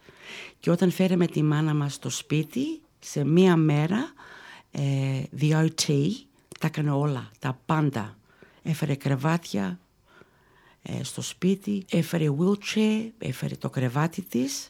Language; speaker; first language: Greek; early bilingual, heritage; Greek